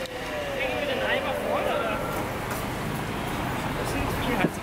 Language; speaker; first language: German; non-native, fluent; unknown